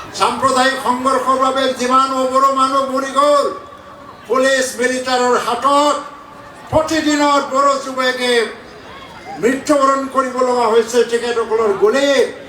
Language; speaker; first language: Assamese; non-native, local second language; Bodo